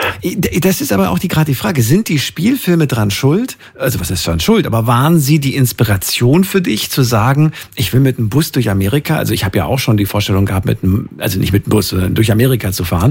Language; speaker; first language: German; native; German